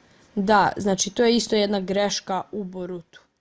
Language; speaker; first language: Bosnian; native; Bosnian